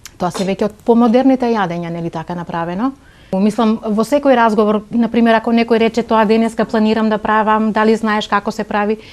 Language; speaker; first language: Macedonian; non-native, local second language; Romany